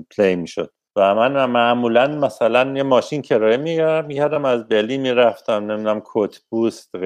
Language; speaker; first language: Persian; native; Persian